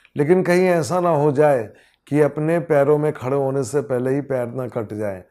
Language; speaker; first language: Hindi; native; Hindi